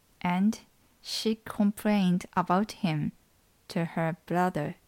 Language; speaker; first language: English; non-native, learner; Japanese